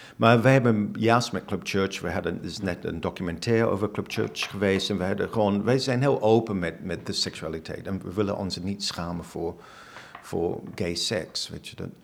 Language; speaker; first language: Dutch; non-native, fluent; English